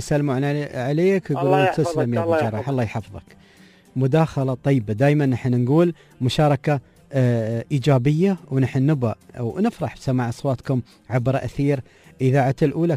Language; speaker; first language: Arabic; native; Arabic